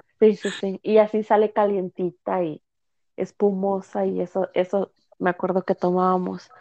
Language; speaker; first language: Spanish; native; Spanish